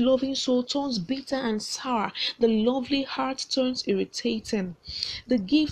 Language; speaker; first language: English; non-native, local second language; Yoruba